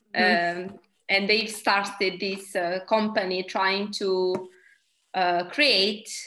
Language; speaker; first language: English; non-native, fluent; Italian